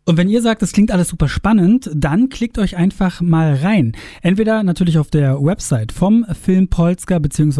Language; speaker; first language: German; native; German